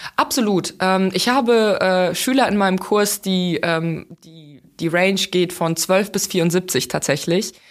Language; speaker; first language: German; non-native, fluent; Russian